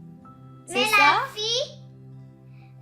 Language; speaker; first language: French; non-native, learner; Arabic